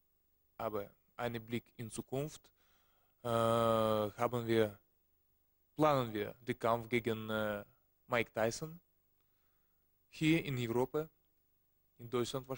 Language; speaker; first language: German; non-native, learner; Russian